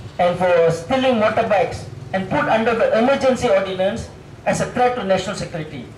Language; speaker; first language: English; non-native, local second language; Tamil